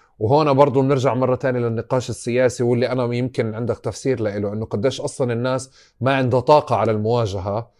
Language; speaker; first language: Arabic; native; Arabic